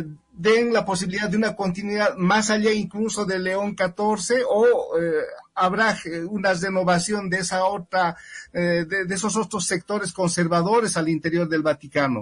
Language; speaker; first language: Spanish; native; Spanish